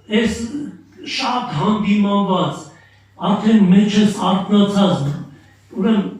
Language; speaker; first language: Armenian; native; Armenian